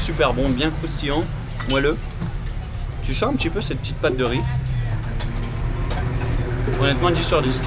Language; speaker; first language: French; native; French